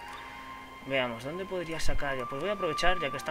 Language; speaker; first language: Spanish; native; Spanish